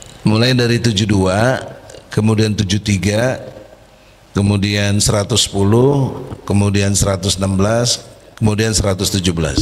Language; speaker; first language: Indonesian; native; Indonesian